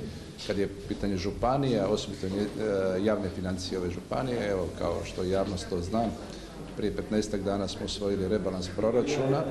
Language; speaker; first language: Serbian; native; Serbian